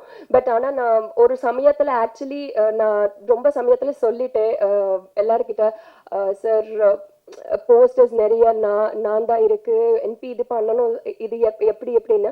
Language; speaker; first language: Tamil; non-native, learner; Telugu